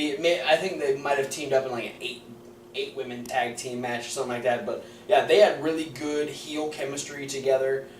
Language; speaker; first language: English; native; English